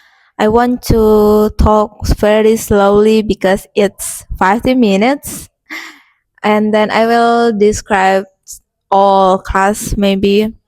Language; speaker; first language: English; non-native, learner; Indonesian